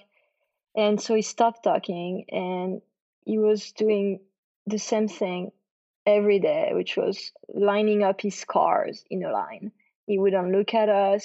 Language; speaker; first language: English; non-native, fluent; French